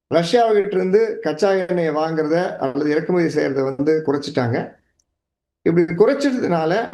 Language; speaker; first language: Tamil; native; Tamil